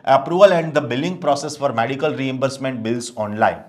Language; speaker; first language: English; non-native, local second language; Gujarati